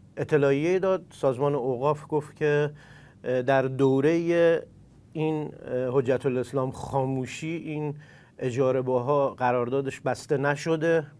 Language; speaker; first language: Persian; non-native, local second language; Central Kurdish